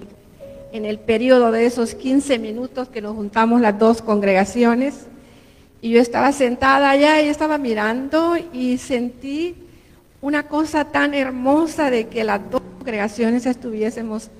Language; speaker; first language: Spanish; native; Spanish